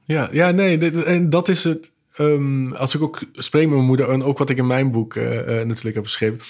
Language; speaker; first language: Dutch; non-native, local second language; Papiamento